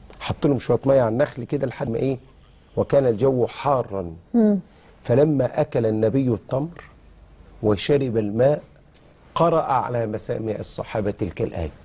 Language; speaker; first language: Egyptian Arabic; native; Egyptian Arabic